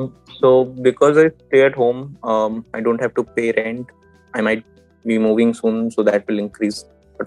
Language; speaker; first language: English; non-native, local second language; Odia